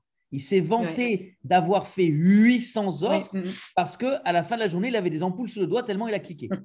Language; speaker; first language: French; native; French